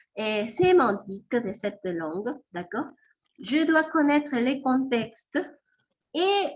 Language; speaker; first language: French; non-native, fluent; Spanish